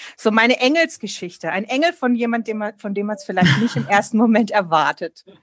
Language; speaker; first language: German; non-native, fluent; Polish